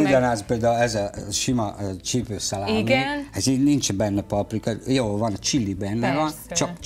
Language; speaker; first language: Hungarian; non-native, learner; Italian